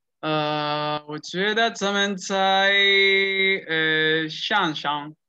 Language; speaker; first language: Chinese; non-native, learner; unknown